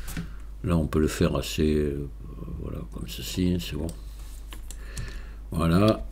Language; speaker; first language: French; native; French